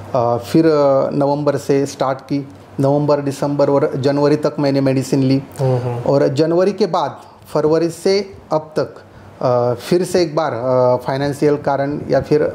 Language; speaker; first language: Hindi; non-native, local second language; Marathi